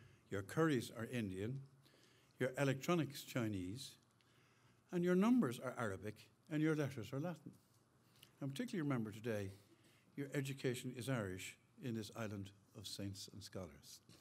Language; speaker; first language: English; native; English